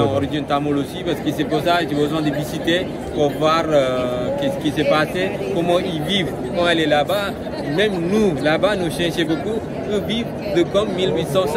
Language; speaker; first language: French; non-native, learner; Tamil